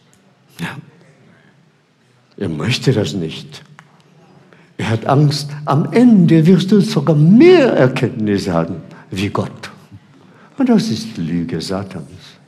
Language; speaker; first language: German; non-native, fluent; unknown